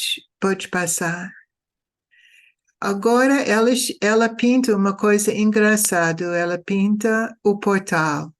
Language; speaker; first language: Portuguese; non-native, fluent; English